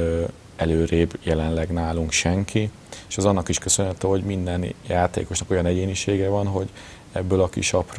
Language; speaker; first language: Hungarian; native; Hungarian